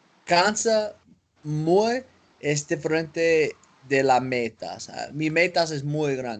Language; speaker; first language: Spanish; non-native, learner; English